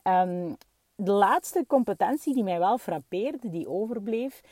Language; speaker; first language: Dutch; early bilingual, other home language; Russian